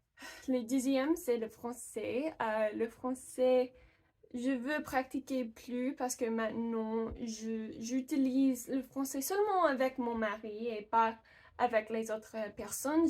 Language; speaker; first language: French; non-native, learner; English